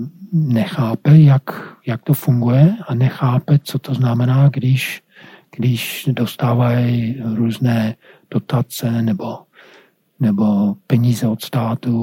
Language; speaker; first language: Czech; non-native, fluent; English